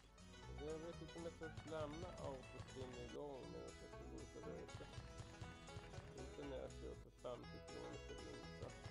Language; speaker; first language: Swedish; native; Swedish